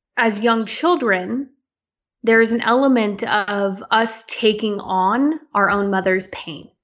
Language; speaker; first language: English; native; English